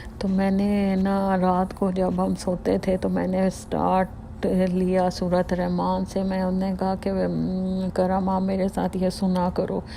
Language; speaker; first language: Urdu; native; Urdu